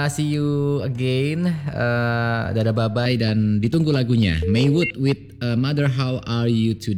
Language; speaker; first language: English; non-native, learner; Indonesian